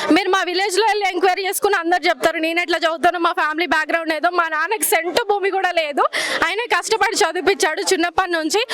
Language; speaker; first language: Telugu; native; Telugu